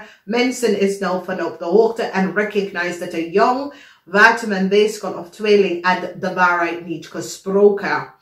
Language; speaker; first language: Dutch; non-native, learner; English